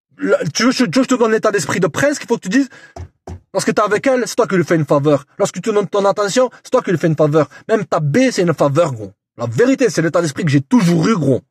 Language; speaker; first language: French; native; French